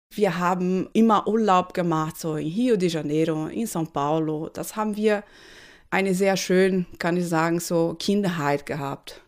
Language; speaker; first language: German; non-native, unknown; Portuguese